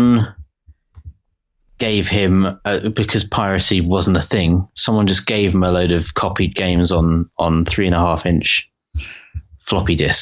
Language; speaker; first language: English; native; English